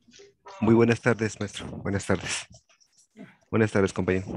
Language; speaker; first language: Spanish; native; Spanish